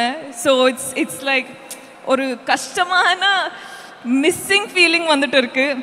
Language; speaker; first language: Tamil; non-native, learner; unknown